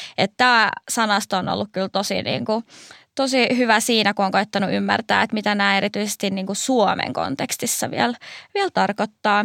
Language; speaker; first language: Finnish; native; Finnish